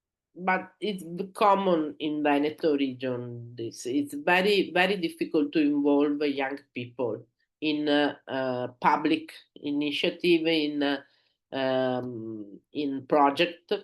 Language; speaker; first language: English; non-native, learner; Italian